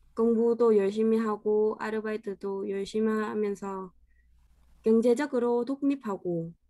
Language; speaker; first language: Korean; non-native, fluent; Vietnamese